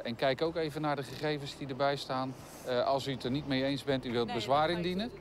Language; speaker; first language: Dutch; native; Dutch